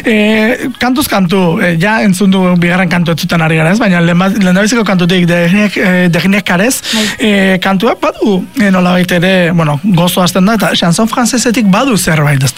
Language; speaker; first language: Basque; native; Basque